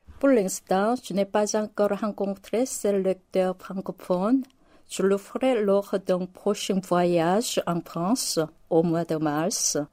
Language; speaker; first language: French; non-native, fluent; Korean